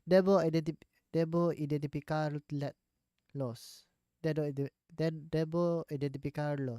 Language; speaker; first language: Spanish; non-native, learner; English